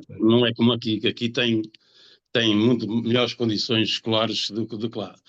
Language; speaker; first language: Portuguese; native; Portuguese